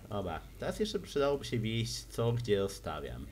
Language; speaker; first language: Polish; native; Polish